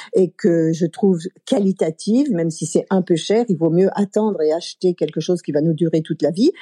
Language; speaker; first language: French; native; French